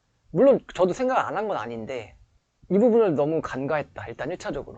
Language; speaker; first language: Korean; native; Korean